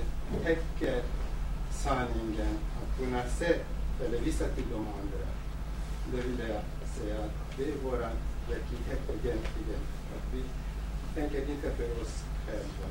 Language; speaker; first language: Swedish; non-native, fluent; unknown